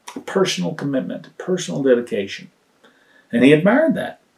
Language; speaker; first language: English; native; English